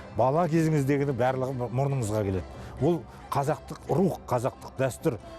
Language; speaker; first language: Kazakh; native; Kazakh